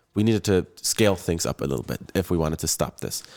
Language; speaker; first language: English; non-native, fluent; German